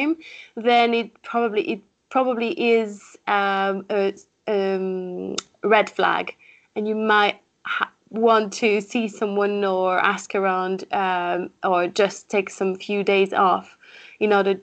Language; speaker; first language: English; non-native, fluent; French